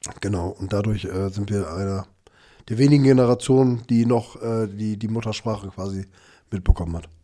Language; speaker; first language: German; early bilingual, other home language; Turkish